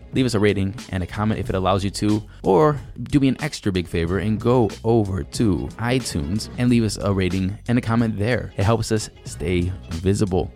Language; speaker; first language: English; native; English